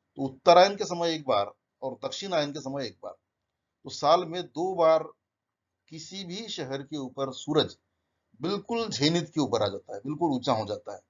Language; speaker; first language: Hindi; non-native, local second language; Marathi